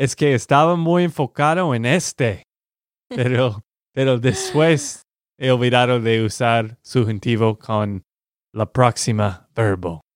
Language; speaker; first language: Spanish; non-native, learner; English